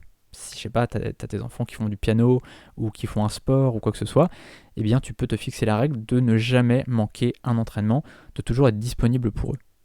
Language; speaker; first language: French; native; French